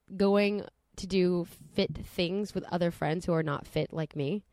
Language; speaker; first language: English; native; English